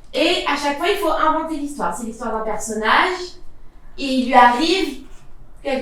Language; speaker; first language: French; native; French